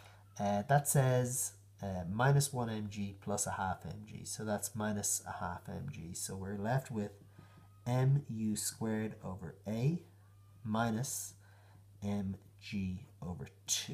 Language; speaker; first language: English; native; English